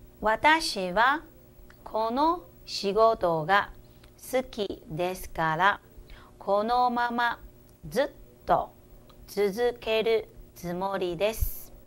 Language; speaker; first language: Japanese; non-native, fluent; Chinese